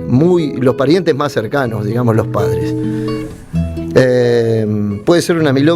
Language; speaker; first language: Spanish; native; Spanish